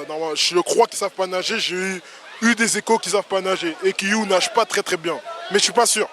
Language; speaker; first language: French; native; French